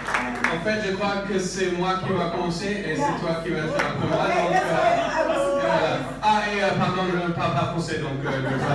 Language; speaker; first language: French; non-native, learner; English